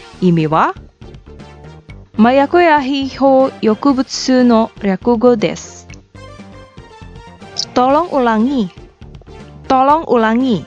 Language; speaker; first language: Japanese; non-native, fluent; Indonesian